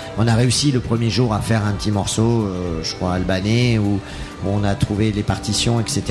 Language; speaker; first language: French; native; French